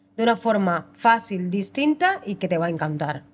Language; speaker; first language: Spanish; native; Spanish